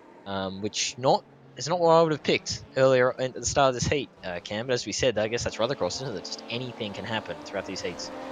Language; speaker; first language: English; native; English